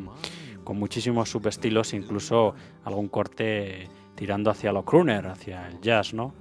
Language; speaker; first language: Spanish; native; Spanish